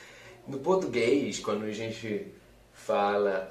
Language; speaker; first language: Portuguese; non-native, fluent; English